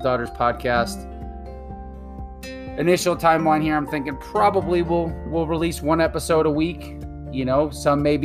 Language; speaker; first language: English; native; English